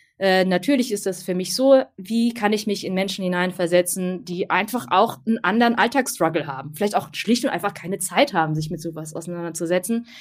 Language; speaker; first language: German; early bilingual, other home language; Vietnamese